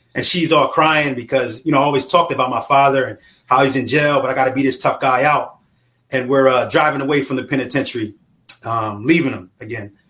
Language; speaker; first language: English; native; English